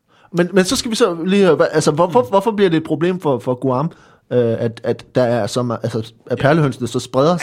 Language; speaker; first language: Danish; native; Danish